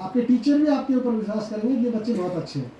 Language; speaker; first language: Hindi; native; Hindi